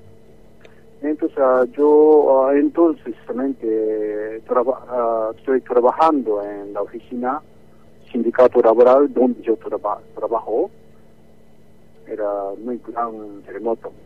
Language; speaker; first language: Spanish; non-native, learner; Japanese